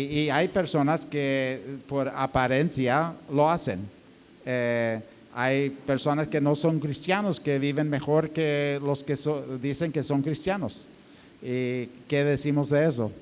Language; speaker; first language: Spanish; non-native, fluent; English